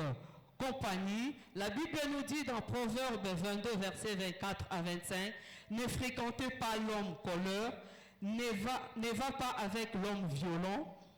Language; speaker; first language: French; non-native, local second language; Lingala